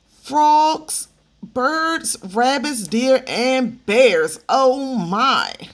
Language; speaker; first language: English; native; English